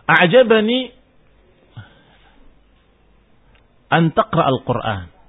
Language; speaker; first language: Arabic; non-native, fluent; Indonesian